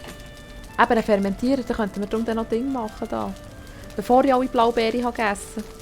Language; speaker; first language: German; native; German